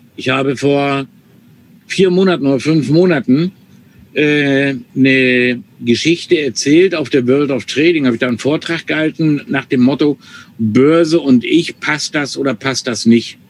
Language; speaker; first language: German; native; German